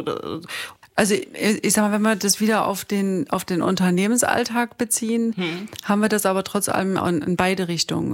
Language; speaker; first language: German; native; German